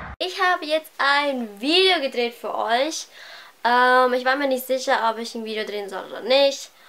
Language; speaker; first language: German; early bilingual, other home language; Vietnamese